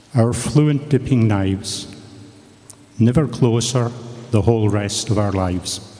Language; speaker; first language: English; native; English